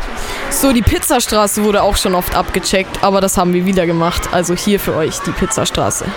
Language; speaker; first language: German; native; German